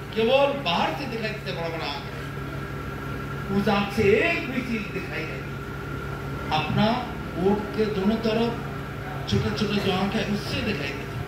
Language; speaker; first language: Hindi; non-native, local second language; Bangla